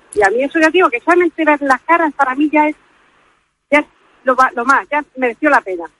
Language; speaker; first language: Spanish; native; Spanish